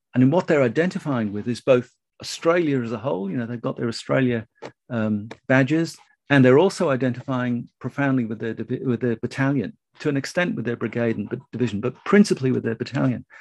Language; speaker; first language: English; native; English